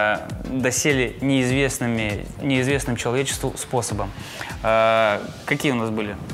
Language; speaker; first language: Russian; native; Russian